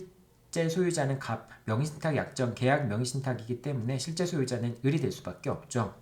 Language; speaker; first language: Korean; native; Korean